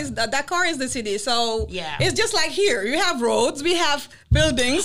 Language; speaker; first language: English; non-native, fluent; Wolof